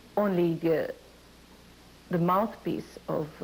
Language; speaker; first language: English; non-native, local second language; Filipino